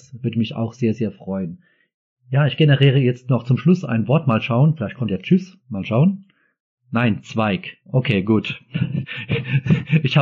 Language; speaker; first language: German; native; German